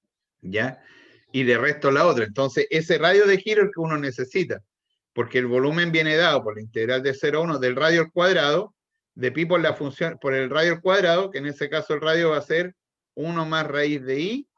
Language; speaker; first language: Spanish; native; Spanish